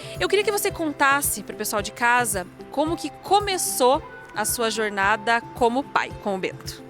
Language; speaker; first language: Portuguese; native; Portuguese